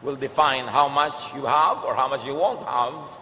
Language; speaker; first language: English; non-native, local second language; Filipino